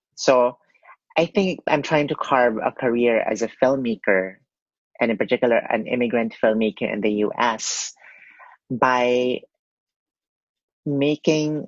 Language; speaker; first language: English; non-native, local second language; Cebuano